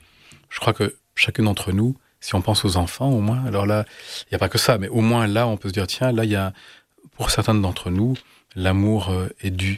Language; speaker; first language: French; native; French